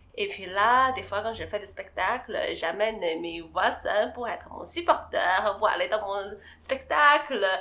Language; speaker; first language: French; non-native, fluent; Chinese